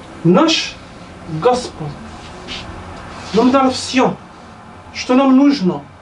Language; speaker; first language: Russian; non-native, learner; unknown